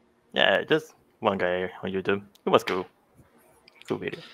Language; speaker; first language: English; non-native, fluent; Portuguese